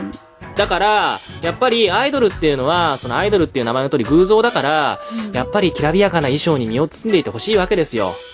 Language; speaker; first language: Japanese; native; Japanese